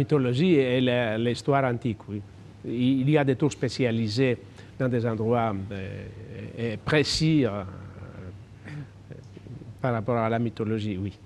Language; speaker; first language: French; non-native, fluent; Greek